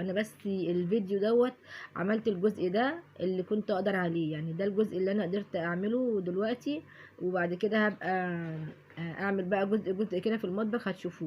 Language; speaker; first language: Arabic; native; Arabic